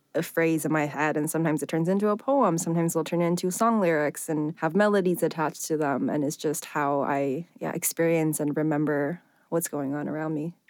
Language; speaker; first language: English; early bilingual, other home language; Chinese